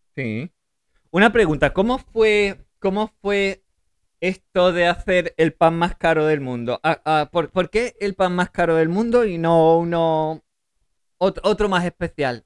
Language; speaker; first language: Spanish; native; Spanish